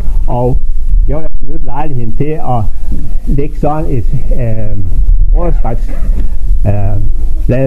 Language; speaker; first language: Danish; native; Danish